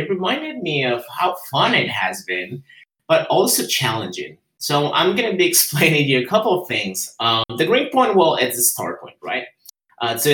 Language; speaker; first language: English; non-native, fluent; Spanish